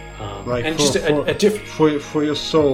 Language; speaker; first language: English; non-native, learner; Russian